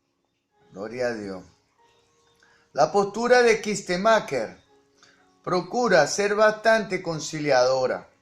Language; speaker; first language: Spanish; native; Spanish